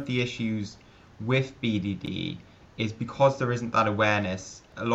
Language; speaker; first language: English; native; English